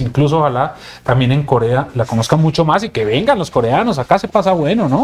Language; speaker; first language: Spanish; native; Spanish